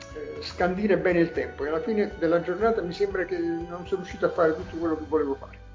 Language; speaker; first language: Italian; non-native, local second language; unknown